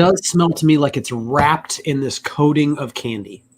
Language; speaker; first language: English; native; English